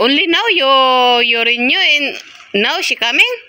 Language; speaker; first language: English; non-native, learner; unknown